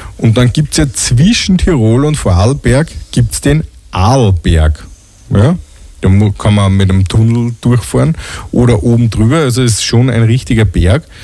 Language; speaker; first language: German; native; German